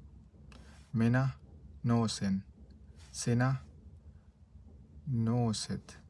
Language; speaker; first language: Finnish; non-native, learner; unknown